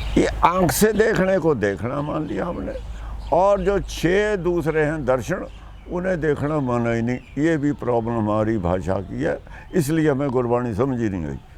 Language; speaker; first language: Hindi; non-native, local second language; Punjabi